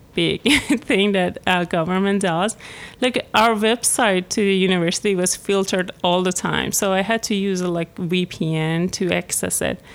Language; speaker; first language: English; non-native, fluent; Persian